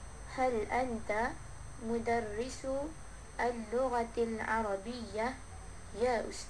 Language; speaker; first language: Arabic; non-native, learner; Malay